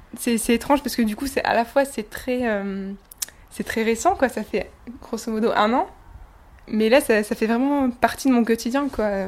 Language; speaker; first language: French; native; French